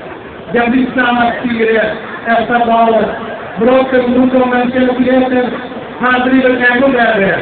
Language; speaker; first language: Swedish; non-native, fluent; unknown